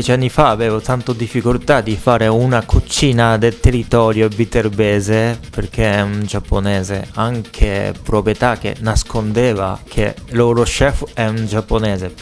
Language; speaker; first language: Italian; non-native, fluent; Japanese